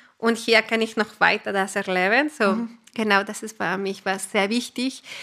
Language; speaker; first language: German; non-native, fluent; Spanish